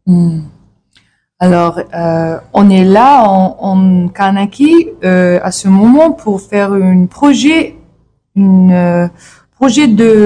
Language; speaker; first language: French; non-native, learner; English